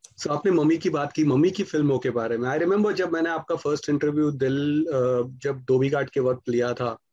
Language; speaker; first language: Hindi; native; Hindi